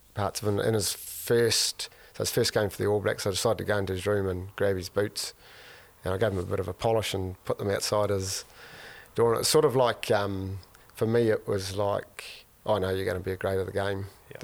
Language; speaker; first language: English; native; English